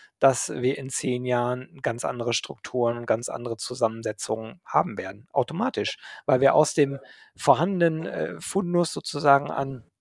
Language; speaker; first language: German; native; German